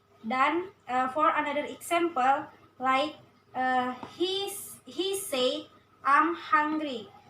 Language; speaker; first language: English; non-native, learner; Indonesian